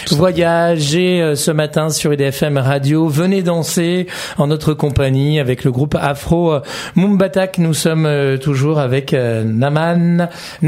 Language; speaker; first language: French; native; French